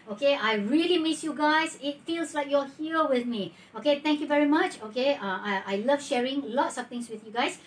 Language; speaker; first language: English; non-native, local second language; Malay